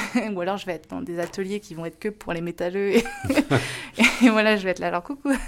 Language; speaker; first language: French; native; French